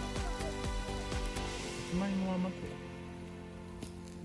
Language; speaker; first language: Japanese; native; Japanese